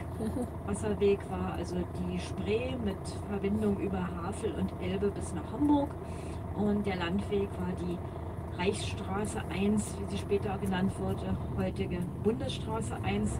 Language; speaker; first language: German; native; German